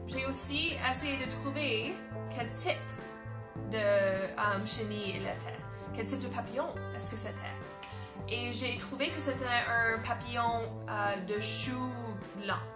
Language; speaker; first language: French; non-native, fluent; English